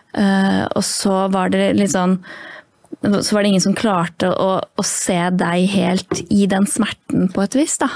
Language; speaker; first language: Norwegian; native; Norwegian